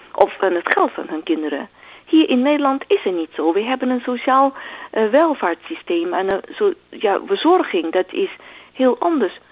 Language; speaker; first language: Dutch; non-native, fluent; Chinese